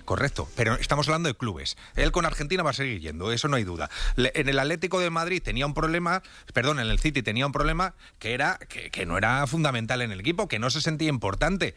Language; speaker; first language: Spanish; native; Spanish